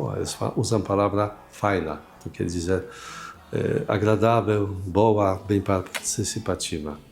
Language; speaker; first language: Portuguese; non-native, fluent; Polish